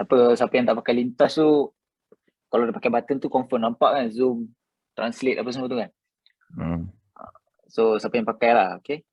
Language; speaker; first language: Malay; native; Malay